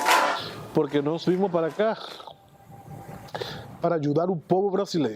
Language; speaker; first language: Portuguese; non-native, fluent; Spanish